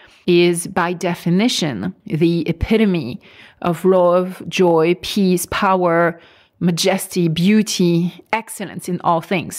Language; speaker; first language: English; non-native, fluent; French